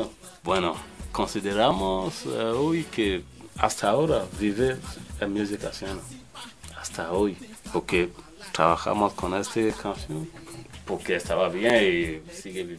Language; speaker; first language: Spanish; non-native, learner; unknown